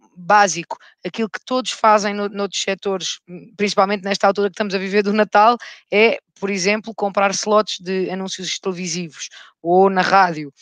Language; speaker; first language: Portuguese; native; Portuguese